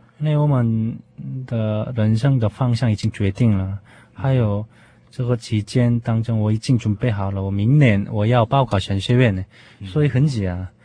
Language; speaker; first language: Chinese; non-native, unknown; Korean